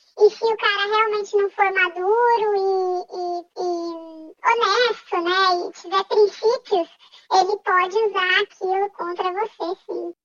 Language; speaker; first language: Portuguese; native; Portuguese